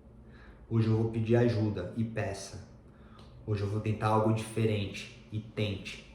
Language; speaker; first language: Portuguese; native; Portuguese